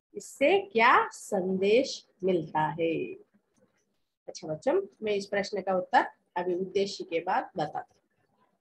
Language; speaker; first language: Hindi; non-native, local second language; Telugu